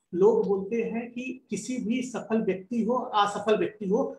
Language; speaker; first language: Hindi; native; Hindi